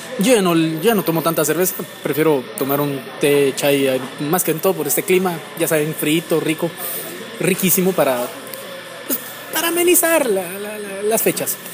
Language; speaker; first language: Spanish; native; Spanish